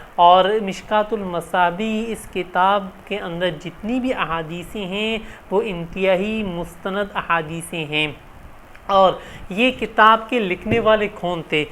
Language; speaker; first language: Urdu; non-native, local second language; Baluchi